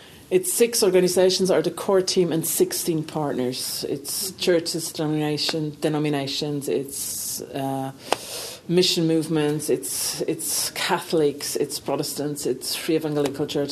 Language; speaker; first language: English; non-native, fluent; German